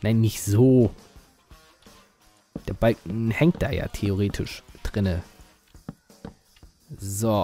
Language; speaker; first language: German; native; German